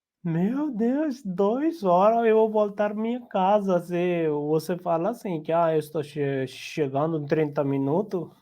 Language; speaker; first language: Portuguese; non-native, learner; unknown